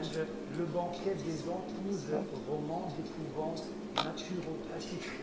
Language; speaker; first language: French; non-native, fluent; Polish